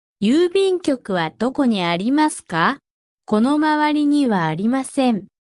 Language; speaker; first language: Japanese; non-native, fluent; Korean